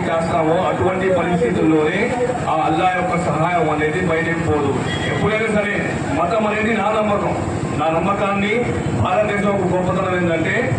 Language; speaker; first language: Urdu; native; Urdu